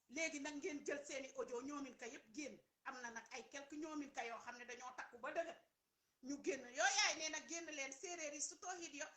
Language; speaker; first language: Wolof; non-native, local second language; Serer